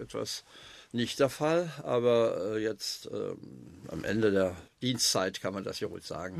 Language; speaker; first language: German; native; German